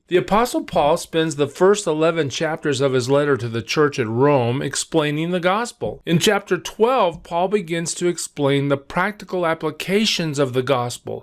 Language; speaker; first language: English; native; English